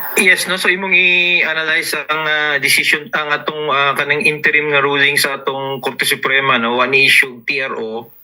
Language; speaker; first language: Cebuano; native; Cebuano